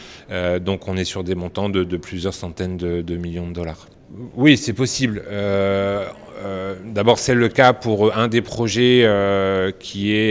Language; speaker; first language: French; native; French